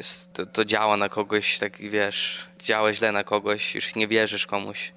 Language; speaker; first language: Polish; early bilingual, other home language; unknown